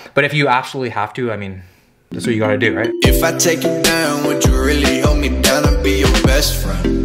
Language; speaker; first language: English; native; English